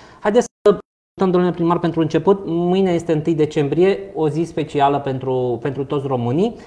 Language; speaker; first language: Romanian; native; Romanian